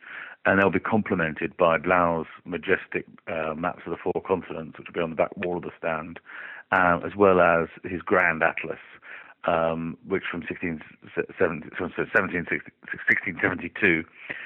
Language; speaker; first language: English; native; English